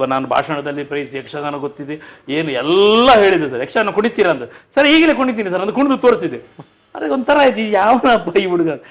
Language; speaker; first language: Kannada; non-native, local second language; Tulu